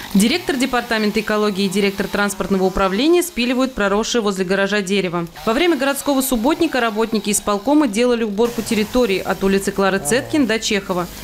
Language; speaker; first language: Russian; native; Russian